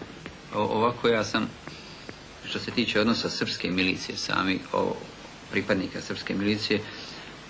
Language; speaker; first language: Bosnian; native; Bosnian